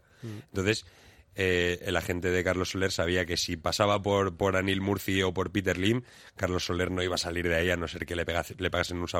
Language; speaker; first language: Spanish; native; Spanish